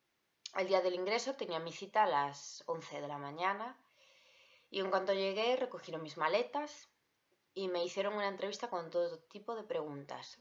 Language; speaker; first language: Spanish; native; Spanish